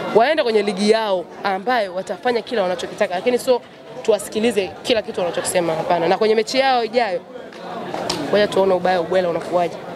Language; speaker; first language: Swahili; native; Swahili